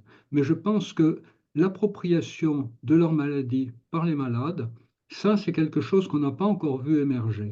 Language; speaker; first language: French; native; French